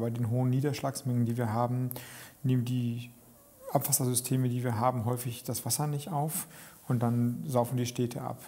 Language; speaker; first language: German; native; German